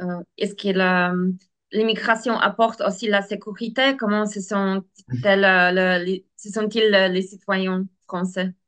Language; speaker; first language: French; non-native, learner; Polish